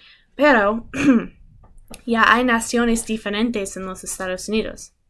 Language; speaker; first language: Spanish; non-native, learner; English